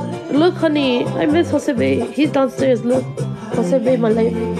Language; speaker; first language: English; early bilingual, other home language; Spanish